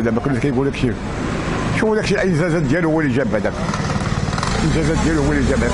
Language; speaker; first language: Arabic; native; Arabic